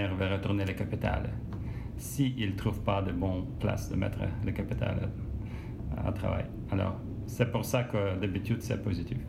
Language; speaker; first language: French; non-native, learner; Russian